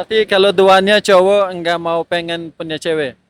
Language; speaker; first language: Indonesian; non-native, fluent; Persian